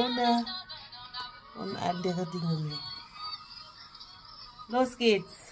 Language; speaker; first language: German; non-native, learner; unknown